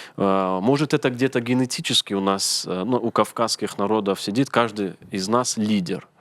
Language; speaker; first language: Russian; native; Russian